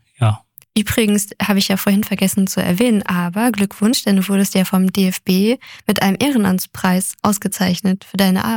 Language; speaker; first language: German; native; German